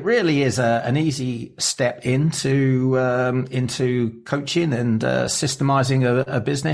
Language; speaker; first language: English; native; English